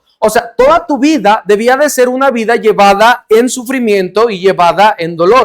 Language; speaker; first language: Spanish; native; Spanish